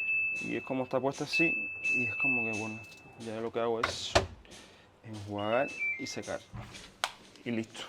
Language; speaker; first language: Spanish; native; Spanish